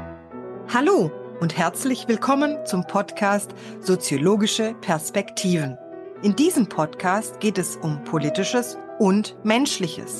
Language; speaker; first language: German; native; German